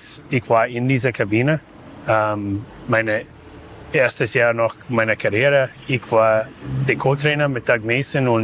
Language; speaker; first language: German; non-native, learner; English